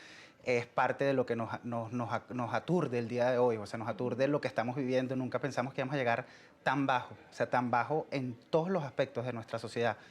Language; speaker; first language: Spanish; native; Spanish